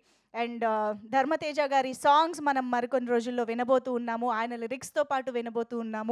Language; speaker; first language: Telugu; native; Telugu